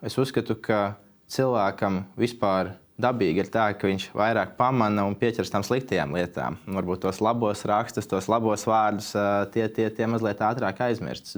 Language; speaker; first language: Latvian; native; Latvian